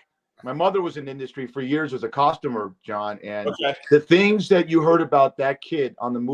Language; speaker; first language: English; native; English